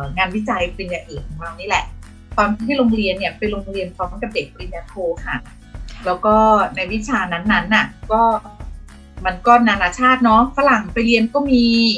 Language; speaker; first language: Thai; native; Thai